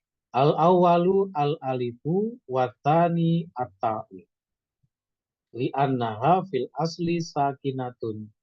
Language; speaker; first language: Arabic; non-native, fluent; Indonesian